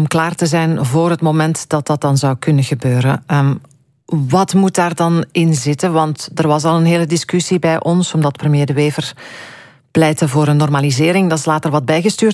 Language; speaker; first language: Dutch; native; Dutch